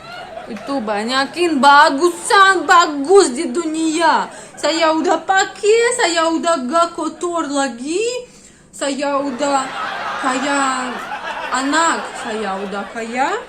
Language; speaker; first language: Indonesian; non-native, learner; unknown